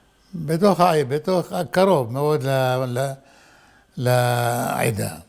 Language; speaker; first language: Hebrew; non-native, fluent; Arabic